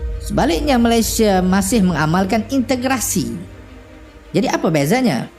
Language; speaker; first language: Malay; native; Malay